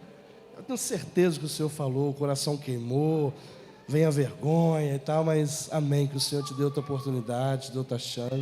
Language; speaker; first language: Portuguese; native; Portuguese